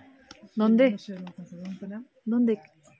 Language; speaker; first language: Spanish; non-native, learner; Filipino